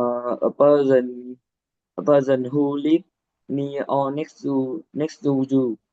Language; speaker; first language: English; non-native, learner; Vietnamese